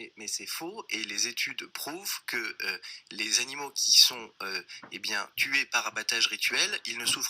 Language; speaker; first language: French; native; French